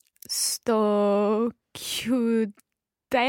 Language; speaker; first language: Italian; non-native, learner; English